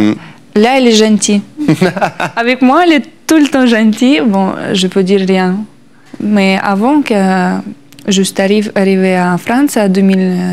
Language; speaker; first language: French; non-native, learner; Russian